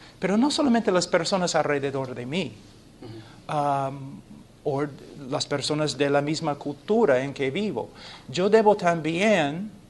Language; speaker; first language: Spanish; non-native, fluent; English